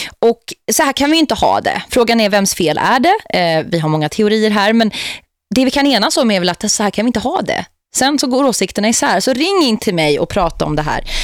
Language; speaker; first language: Swedish; native; Swedish